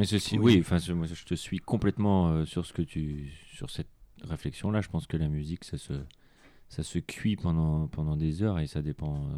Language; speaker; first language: French; native; French